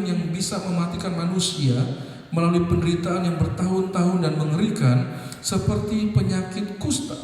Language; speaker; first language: Indonesian; native; Indonesian